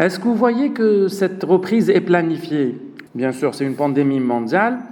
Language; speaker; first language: French; non-native, local second language; Arabic